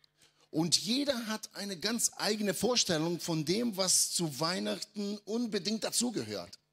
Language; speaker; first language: German; non-native, fluent; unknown